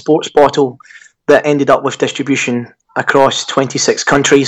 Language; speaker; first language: English; native; English